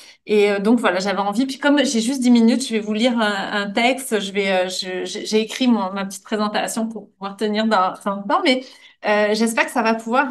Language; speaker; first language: French; native; French